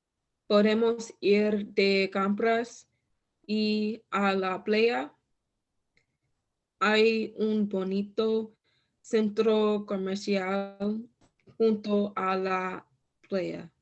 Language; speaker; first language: Spanish; non-native, learner; English